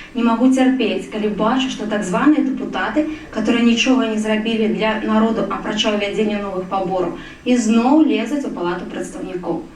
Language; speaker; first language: Belarusian; non-native, local second language; Russian